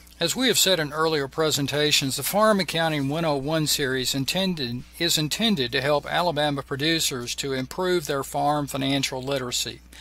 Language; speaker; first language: English; native; English